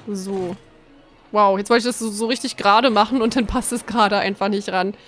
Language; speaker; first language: German; native; German